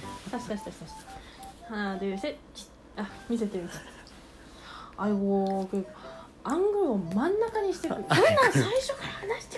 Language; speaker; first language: Japanese; native; Japanese